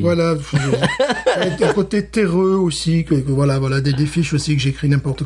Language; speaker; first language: French; native; French